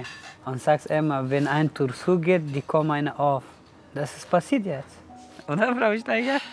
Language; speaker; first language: German; non-native, learner; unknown